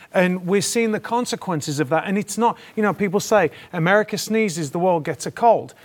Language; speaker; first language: English; native; English